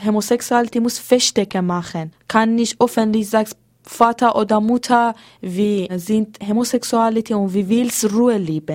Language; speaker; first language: German; non-native, learner; Persian